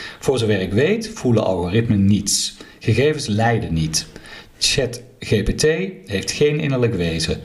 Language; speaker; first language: Dutch; native; Dutch